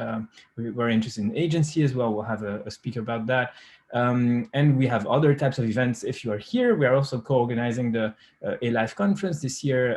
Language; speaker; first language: English; non-native, fluent; French